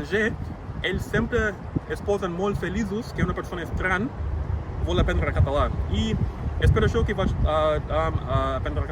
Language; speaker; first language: Catalan; non-native, fluent; English